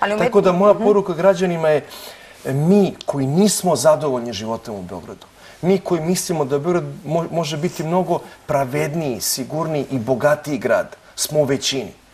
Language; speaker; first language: Serbian; native; Serbian